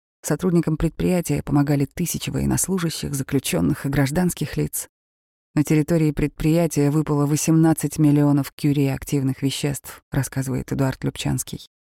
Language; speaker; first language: Russian; native; Russian